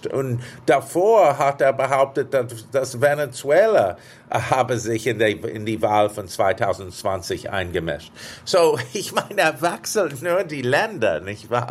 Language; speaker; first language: German; non-native, fluent; English